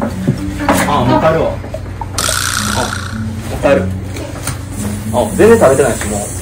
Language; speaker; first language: Japanese; native; Japanese